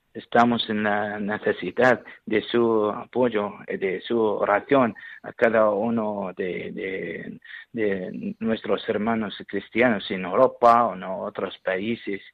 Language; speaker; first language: Spanish; non-native, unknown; Syriac